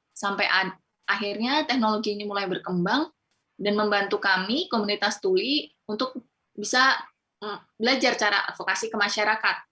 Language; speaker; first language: Indonesian; non-native, local second language; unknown